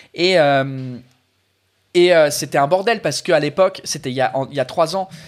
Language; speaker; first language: French; non-native, fluent; English